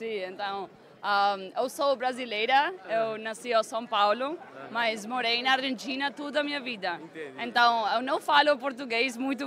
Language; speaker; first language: Portuguese; early bilingual, heritage; Spanish